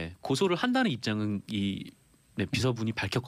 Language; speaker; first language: Korean; native; Korean